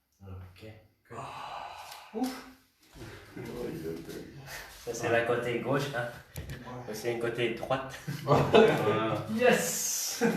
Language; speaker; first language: French; non-native, learner; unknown